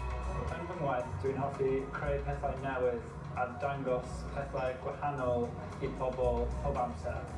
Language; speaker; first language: Welsh; non-native, local second language; English